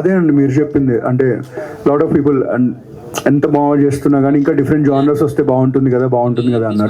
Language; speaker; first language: Telugu; native; Telugu